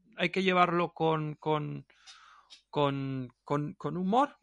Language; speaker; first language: Spanish; native; Spanish